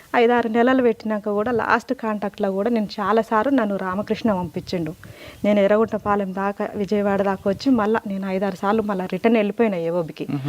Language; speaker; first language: Telugu; native; Telugu